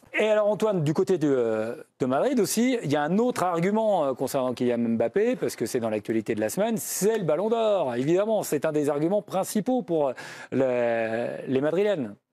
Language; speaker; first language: French; native; French